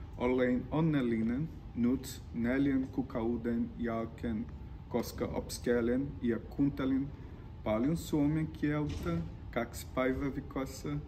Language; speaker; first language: Finnish; non-native, learner; Portuguese